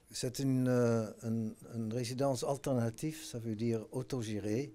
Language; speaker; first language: French; non-native, fluent; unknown